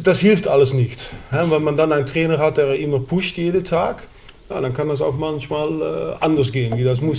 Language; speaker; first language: German; non-native, fluent; Dutch